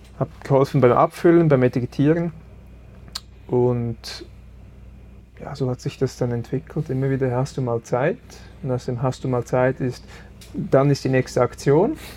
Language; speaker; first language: German; early bilingual, other home language; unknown